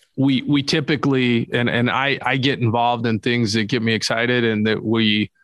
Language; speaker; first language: English; native; English